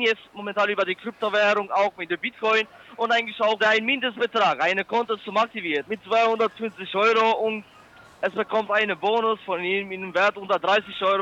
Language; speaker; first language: German; non-native, learner; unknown